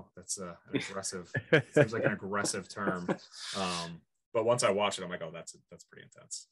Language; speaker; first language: English; native; English